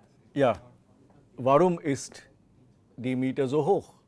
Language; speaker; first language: German; non-native, fluent; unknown